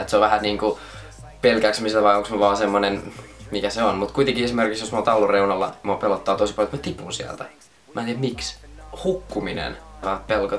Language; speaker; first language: Finnish; native; Finnish